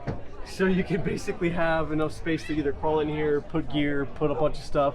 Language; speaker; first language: English; native; English